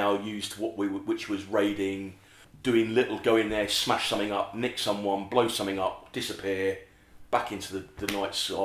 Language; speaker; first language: English; native; English